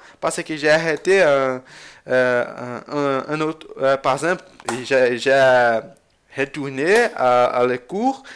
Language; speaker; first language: French; non-native, learner; Portuguese